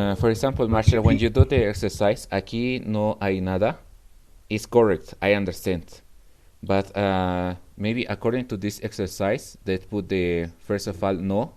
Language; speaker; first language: English; non-native, fluent; Spanish